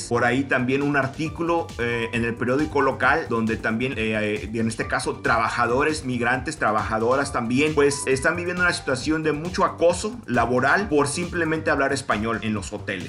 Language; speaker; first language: Spanish; native; Spanish